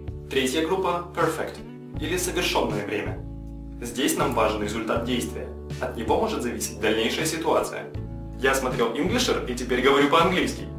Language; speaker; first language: Russian; native; Russian